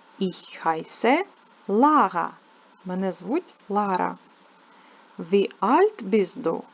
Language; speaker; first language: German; non-native, fluent; Ukrainian